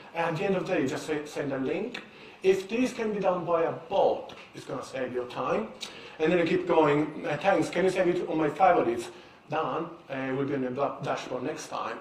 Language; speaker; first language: English; non-native, fluent; Italian